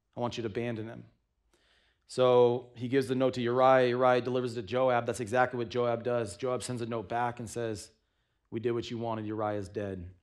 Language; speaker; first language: English; native; English